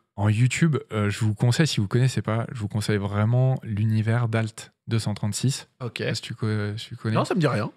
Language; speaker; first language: French; native; French